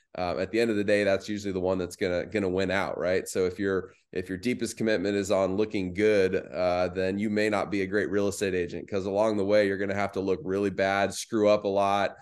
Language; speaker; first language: English; native; English